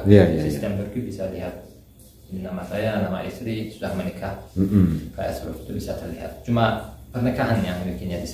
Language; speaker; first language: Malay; non-native, learner; Turkish